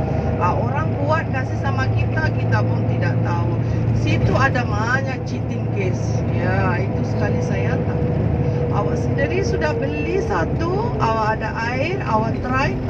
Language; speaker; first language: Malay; non-native, learner; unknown